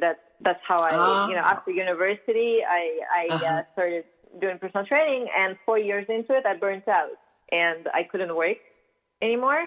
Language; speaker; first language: English; non-native, fluent; Russian